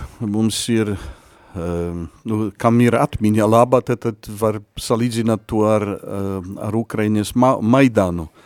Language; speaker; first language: Latvian; non-native, fluent; Polish